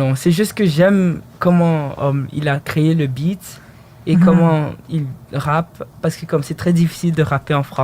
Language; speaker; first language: French; early bilingual, other home language; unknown